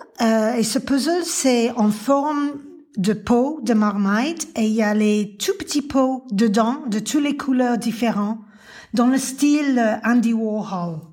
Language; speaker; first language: French; non-native, fluent; English